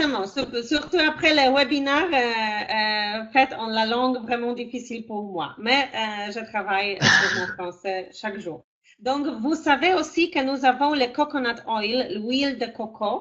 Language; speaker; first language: French; non-native, fluent; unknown